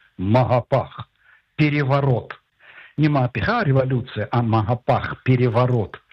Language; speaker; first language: Russian; native; Russian